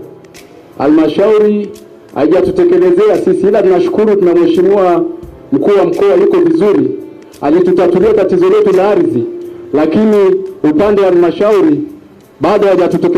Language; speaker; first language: Swahili; native; Swahili